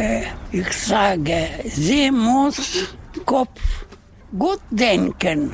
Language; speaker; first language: German; non-native, learner; Russian